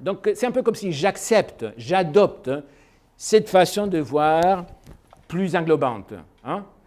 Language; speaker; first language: French; non-native, fluent; Spanish